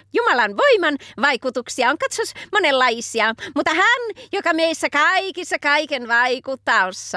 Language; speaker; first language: Finnish; native; Finnish